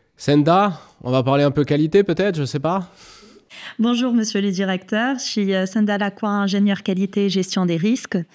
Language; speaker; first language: French; native; French